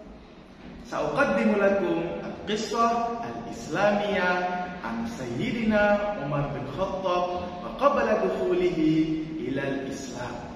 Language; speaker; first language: Arabic; non-native, learner; Indonesian